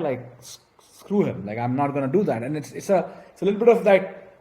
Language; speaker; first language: English; non-native, local second language; Gujarati